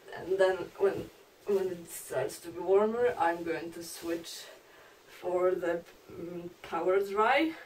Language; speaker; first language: English; non-native, fluent; Polish